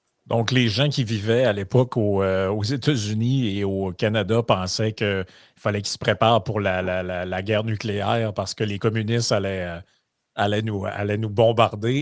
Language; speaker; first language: French; native; French